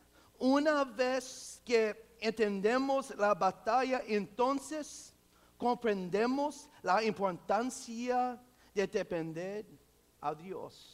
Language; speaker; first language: Spanish; non-native, local second language; English